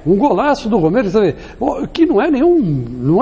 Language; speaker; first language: Portuguese; native; Portuguese